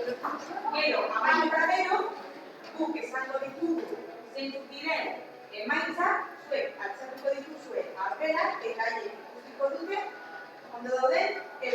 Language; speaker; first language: Basque; non-native, local second language; Spanish